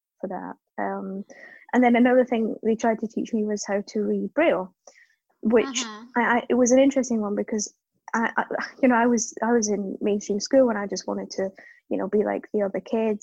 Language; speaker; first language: English; native; English